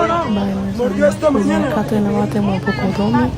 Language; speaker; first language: Spanish; non-native, learner; Haitian Creole